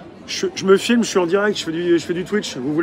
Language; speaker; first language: French; native; French